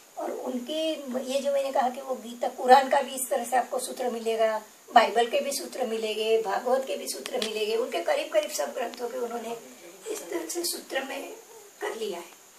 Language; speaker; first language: Hindi; non-native, local second language; Gujarati